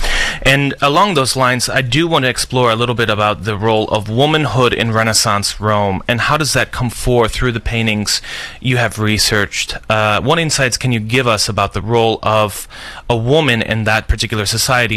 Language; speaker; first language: English; native; English